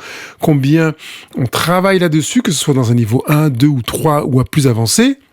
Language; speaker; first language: French; native; French